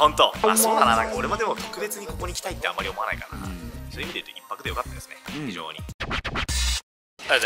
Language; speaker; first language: Japanese; native; Japanese